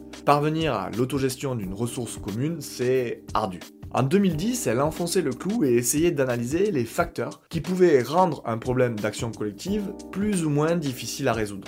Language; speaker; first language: French; native; French